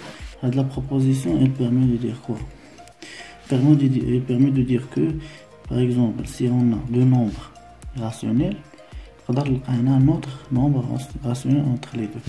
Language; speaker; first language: French; non-native, local second language; Arabic